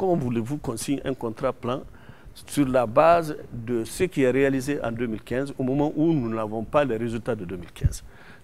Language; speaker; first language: French; non-native, local second language; Susu